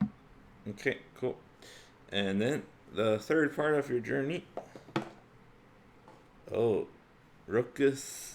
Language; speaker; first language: English; native; English